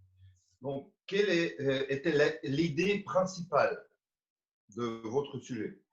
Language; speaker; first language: French; non-native, fluent; Romanian